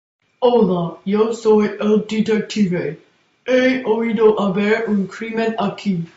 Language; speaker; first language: Spanish; non-native, learner; English